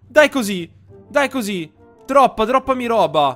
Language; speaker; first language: Italian; native; Italian